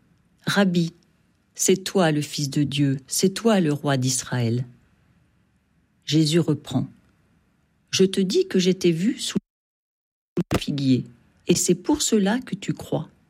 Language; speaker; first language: French; native; French